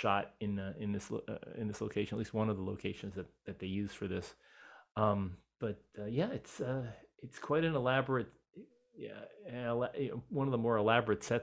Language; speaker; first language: English; native; English